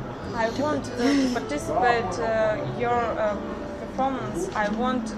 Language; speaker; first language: English; non-native, learner; Russian